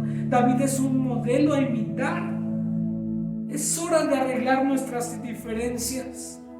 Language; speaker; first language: Spanish; native; Spanish